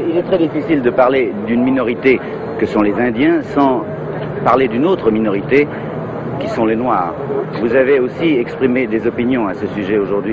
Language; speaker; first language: French; native; French